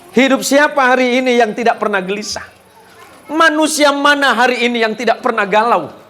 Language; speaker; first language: Indonesian; native; Indonesian